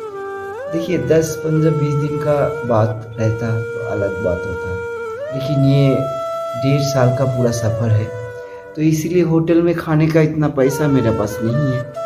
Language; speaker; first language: Hindi; non-native, local second language; Bangla